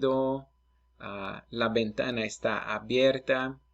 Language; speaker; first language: Spanish; non-native, fluent; English